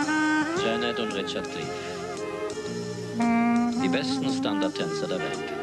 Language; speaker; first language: German; native; German